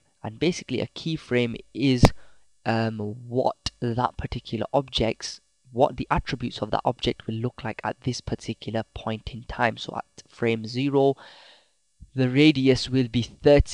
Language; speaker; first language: English; native; English